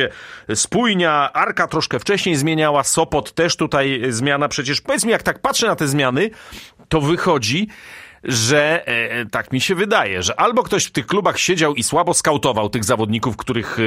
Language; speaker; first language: Polish; native; Polish